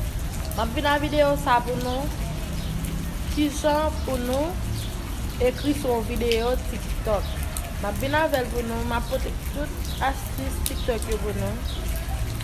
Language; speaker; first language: French; non-native, learner; Haitian Creole